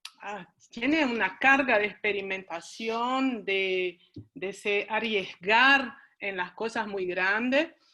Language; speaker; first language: Spanish; non-native, fluent; Portuguese